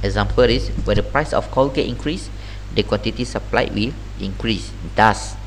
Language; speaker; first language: English; non-native, local second language; Malay